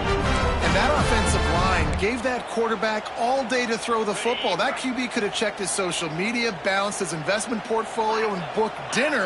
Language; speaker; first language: English; native; English